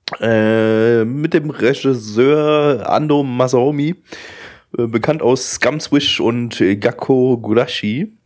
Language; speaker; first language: German; early bilingual, other home language; Russian